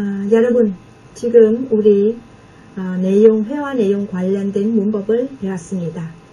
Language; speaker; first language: Korean; non-native, fluent; Vietnamese